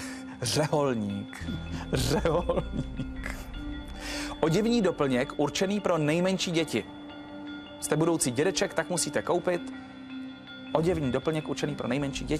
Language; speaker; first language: Czech; native; Czech